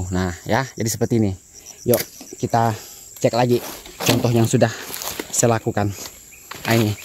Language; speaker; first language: Indonesian; native; Indonesian